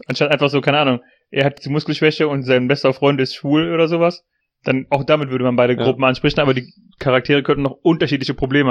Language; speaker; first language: German; native; German